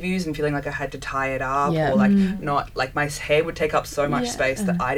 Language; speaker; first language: English; native; English